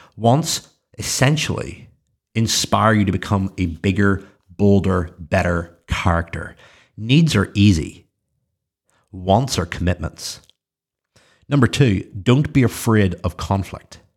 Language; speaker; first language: English; native; English